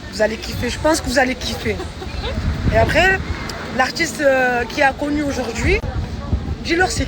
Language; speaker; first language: French; native; French